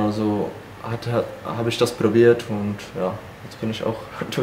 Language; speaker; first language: German; non-native, fluent; Czech